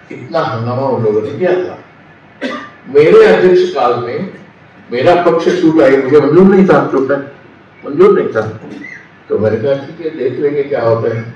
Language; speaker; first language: Hindi; non-native, local second language; Marathi